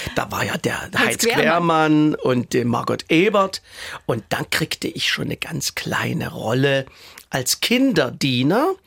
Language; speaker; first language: German; native; German